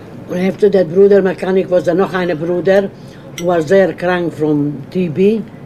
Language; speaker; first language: English; non-native, fluent; Hungarian